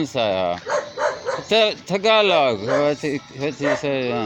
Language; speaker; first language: English; non-native, learner; Norwegian